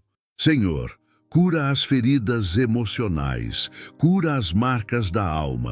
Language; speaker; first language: Portuguese; native; Portuguese